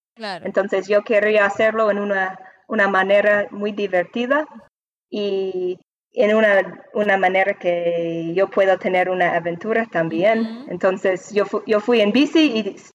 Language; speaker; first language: Spanish; non-native, learner; English